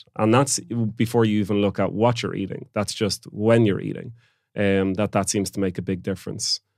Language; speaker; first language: English; native; English